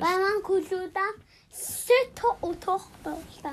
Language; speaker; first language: Persian; early bilingual, heritage; Persian